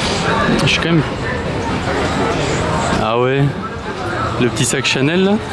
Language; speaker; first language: French; native; French